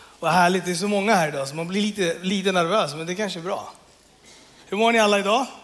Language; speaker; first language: Swedish; early bilingual, other home language; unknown